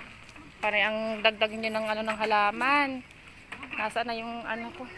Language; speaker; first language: Filipino; native; Filipino